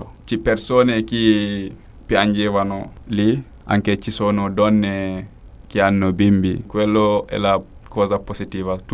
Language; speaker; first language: Italian; non-native, learner; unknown